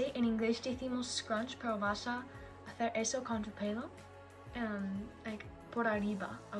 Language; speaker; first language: Spanish; non-native, learner; English